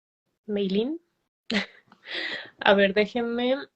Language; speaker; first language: Spanish; native; Spanish